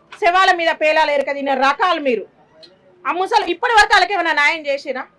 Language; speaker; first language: Telugu; native; Telugu